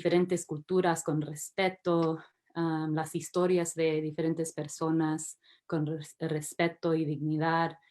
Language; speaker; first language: Spanish; early bilingual, heritage; English